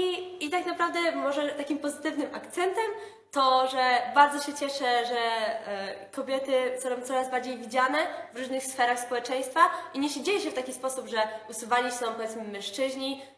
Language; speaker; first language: Polish; native; Polish